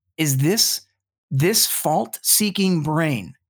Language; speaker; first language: English; native; English